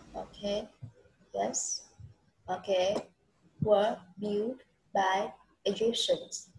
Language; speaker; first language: English; non-native, fluent; Vietnamese